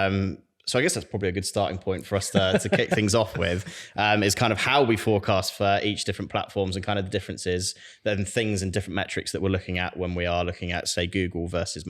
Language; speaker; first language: English; native; English